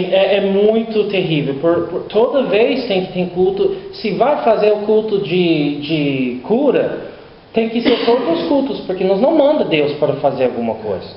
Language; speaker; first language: Portuguese; non-native, learner; English